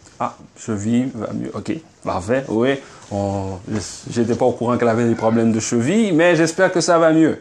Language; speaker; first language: French; native; French